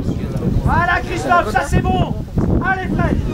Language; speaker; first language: French; native; French